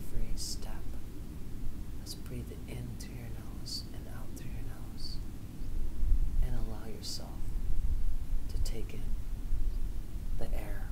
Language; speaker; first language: English; native; English